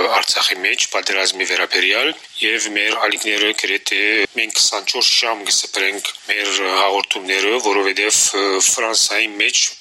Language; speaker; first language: Armenian; early bilingual, heritage; Armenian